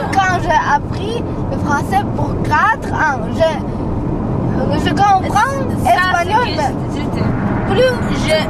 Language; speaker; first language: French; non-native, learner; Georgian